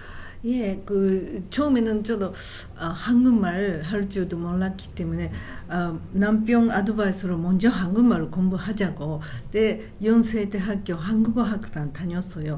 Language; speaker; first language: Korean; non-native, fluent; Japanese